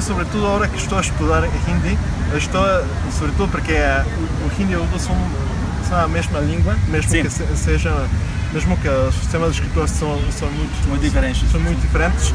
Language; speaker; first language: Portuguese; non-native, learner; Spanish